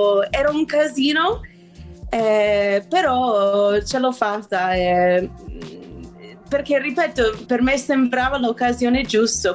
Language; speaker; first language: Italian; non-native, fluent; English